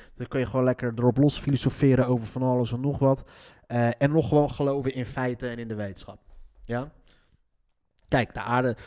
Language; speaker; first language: Dutch; early bilingual, other home language; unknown